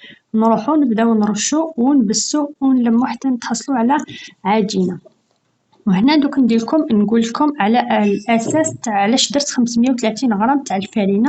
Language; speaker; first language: Arabic; native; Arabic